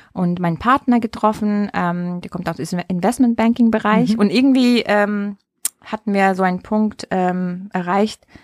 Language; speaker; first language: German; non-native, fluent; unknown